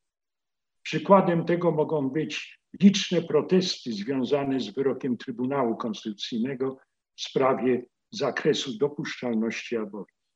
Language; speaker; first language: Polish; native; Polish